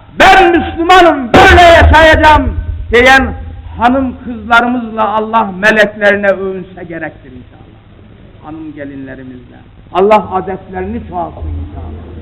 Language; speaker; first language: Turkish; native; Turkish